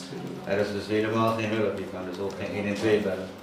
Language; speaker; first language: Dutch; native; Dutch